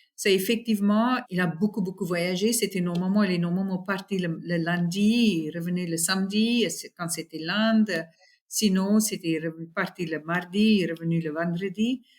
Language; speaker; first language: French; non-native, fluent; Afrikaans